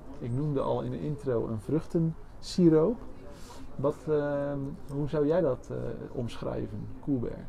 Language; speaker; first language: Dutch; native; Dutch